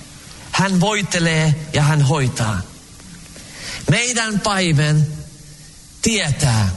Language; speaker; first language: Finnish; early bilingual, heritage; Finnish